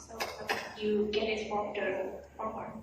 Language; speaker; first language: English; non-native, learner; Vietnamese